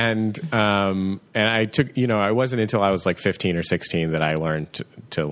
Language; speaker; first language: English; native; English